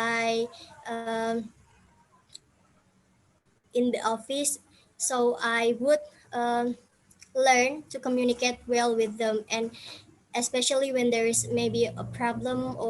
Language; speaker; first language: English; non-native, fluent; Indonesian